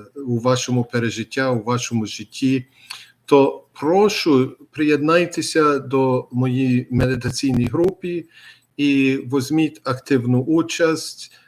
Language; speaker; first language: Ukrainian; early bilingual, heritage; Ukrainian